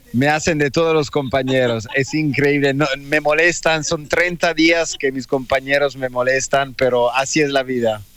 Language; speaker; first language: Spanish; non-native, fluent; Italian